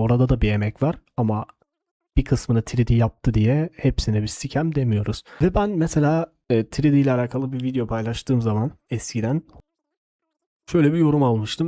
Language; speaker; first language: Turkish; native; Turkish